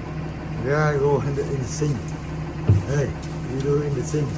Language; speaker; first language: English; non-native, learner; Vietnamese